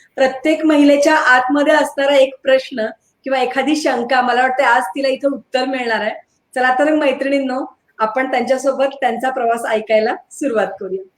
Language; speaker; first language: Marathi; native; Marathi